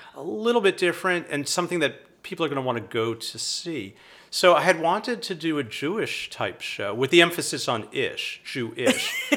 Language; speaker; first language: English; native; English